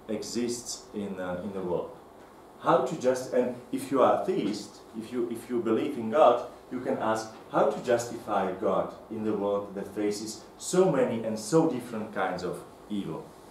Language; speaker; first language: English; non-native, fluent; Slovak